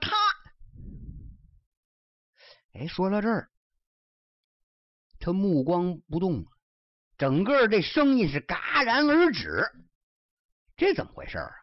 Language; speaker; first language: Chinese; native; Chinese